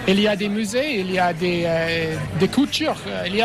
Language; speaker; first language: French; non-native, fluent; English